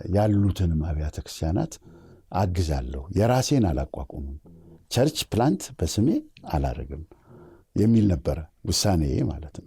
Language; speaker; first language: Amharic; native; Amharic